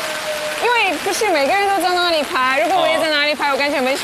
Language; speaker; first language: Chinese; non-native, fluent; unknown